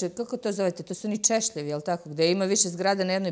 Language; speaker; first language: Serbian; native; Serbian